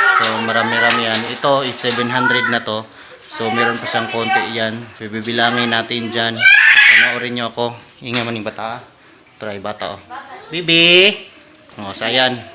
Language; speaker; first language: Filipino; non-native, local second language; Cebuano